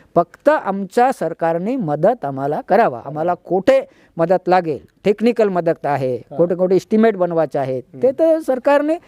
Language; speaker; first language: Marathi; non-native, local second language; Gondi